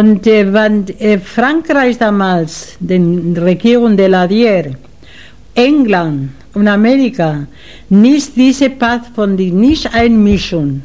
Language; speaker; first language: German; non-native, learner; Spanish